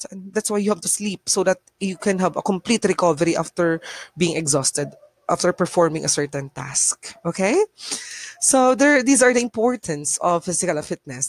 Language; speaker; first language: English; non-native, local second language; Bikol